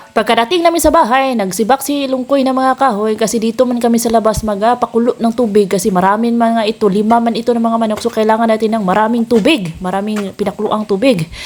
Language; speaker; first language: Filipino; non-native, local second language; Cebuano